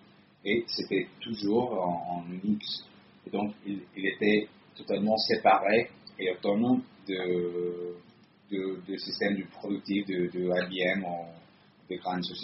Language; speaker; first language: French; non-native, fluent; Italian